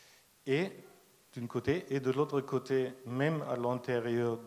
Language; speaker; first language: French; non-native, fluent; German